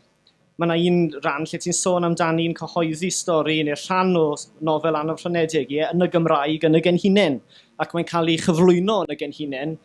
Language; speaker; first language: Welsh; native; Welsh